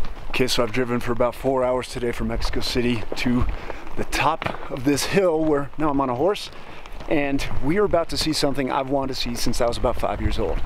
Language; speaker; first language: English; native; English